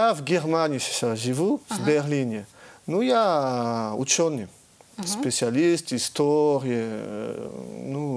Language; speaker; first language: Russian; early bilingual, heritage; French